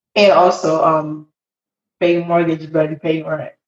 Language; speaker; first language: English; early bilingual, other home language; Haitian Creole